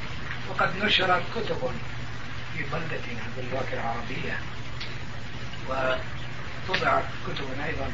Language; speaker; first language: Arabic; non-native, fluent; Turkish